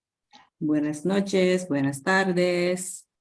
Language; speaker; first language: Spanish; non-native, fluent; Indonesian